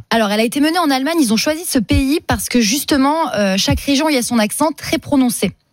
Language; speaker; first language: French; native; French